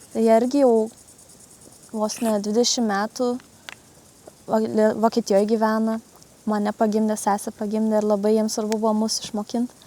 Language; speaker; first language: Lithuanian; early bilingual, heritage; Lithuanian